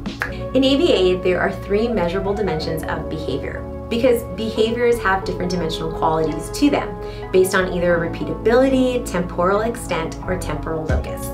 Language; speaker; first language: English; native; English